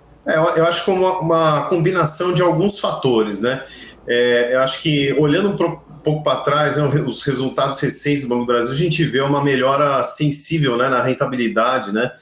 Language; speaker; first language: Portuguese; native; Portuguese